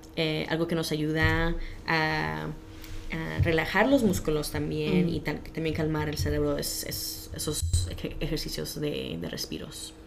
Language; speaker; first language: Spanish; early bilingual, heritage; Spanish